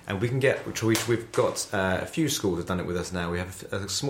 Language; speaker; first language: English; native; English